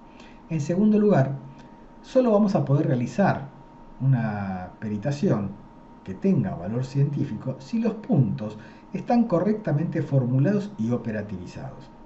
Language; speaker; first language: Spanish; native; Spanish